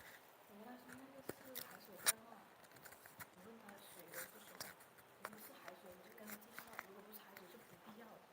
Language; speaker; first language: Chinese; native; Chinese